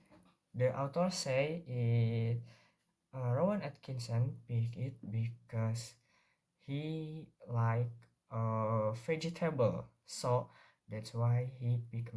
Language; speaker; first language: English; non-native, learner; Indonesian